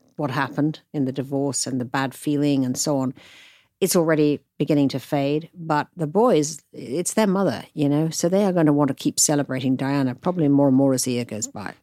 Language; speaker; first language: English; native; English